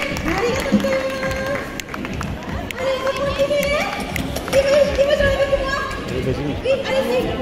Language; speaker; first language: French; non-native, learner; Japanese